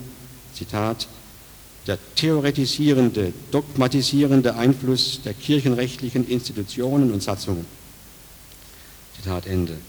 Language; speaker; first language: German; native; German